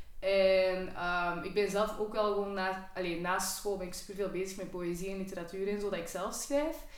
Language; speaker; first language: Dutch; native; Dutch